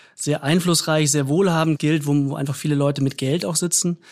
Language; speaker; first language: German; native; German